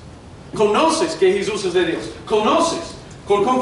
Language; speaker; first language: Spanish; non-native, fluent; English